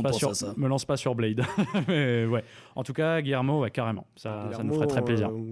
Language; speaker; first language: French; native; French